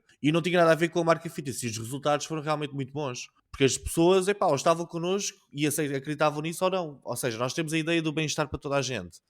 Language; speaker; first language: Portuguese; native; Portuguese